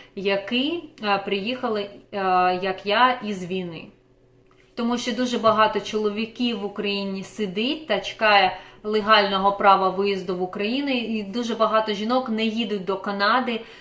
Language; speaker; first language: Ukrainian; non-native, local second language; Russian